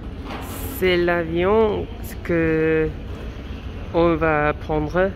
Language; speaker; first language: French; non-native, learner; Korean